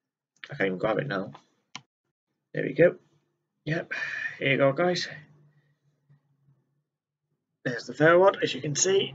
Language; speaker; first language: English; native; English